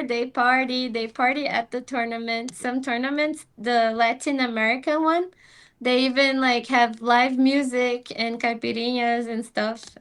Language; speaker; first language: English; non-native, fluent; Portuguese